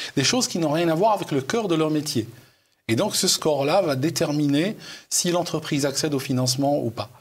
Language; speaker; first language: French; non-native, local second language; Arabic